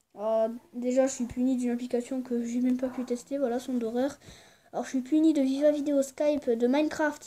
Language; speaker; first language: French; native; French